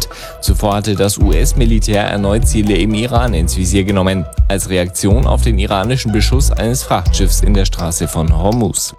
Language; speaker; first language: German; native; German